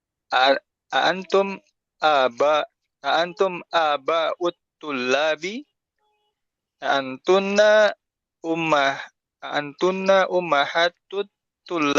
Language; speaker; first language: Arabic; non-native, learner; Indonesian